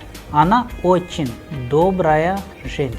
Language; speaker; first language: Russian; non-native, fluent; Hindi